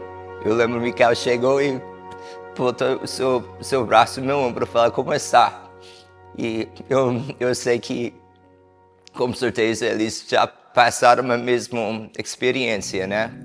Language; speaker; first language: Portuguese; non-native, fluent; English